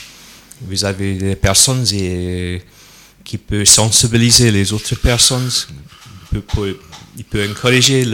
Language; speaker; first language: French; non-native, learner; English